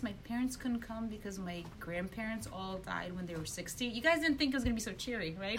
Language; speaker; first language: English; early bilingual, other home language; Russian